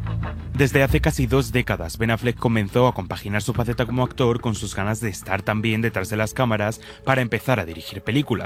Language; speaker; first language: Spanish; native; Spanish